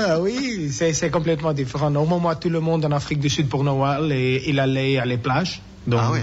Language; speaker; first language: French; non-native, learner; English